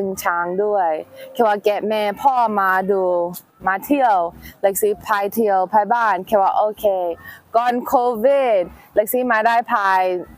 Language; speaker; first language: Thai; non-native, learner; English